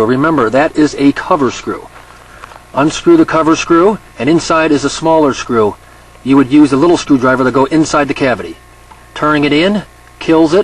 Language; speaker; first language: English; native; English